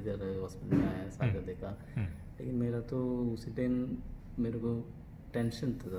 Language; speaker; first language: Hindi; non-native, local second language; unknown